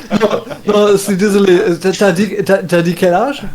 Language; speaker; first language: French; non-native, learner; German